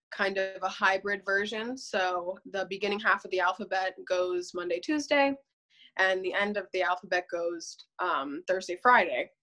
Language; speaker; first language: English; native; English